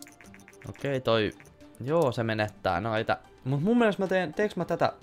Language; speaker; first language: Finnish; native; Finnish